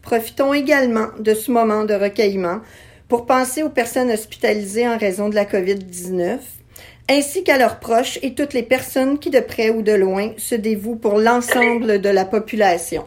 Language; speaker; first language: French; native; French